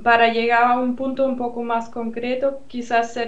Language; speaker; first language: Spanish; non-native, fluent; German